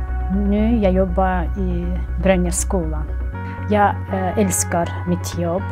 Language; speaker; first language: Swedish; non-native, learner; Ukrainian